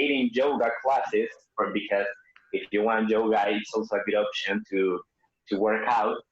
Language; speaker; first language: English; non-native, fluent; Spanish